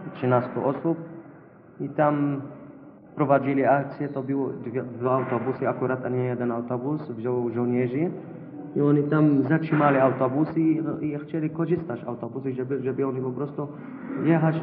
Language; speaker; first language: Polish; non-native, learner; Arabic